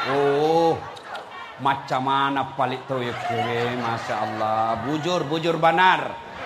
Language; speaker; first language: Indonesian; non-native, local second language; Buginese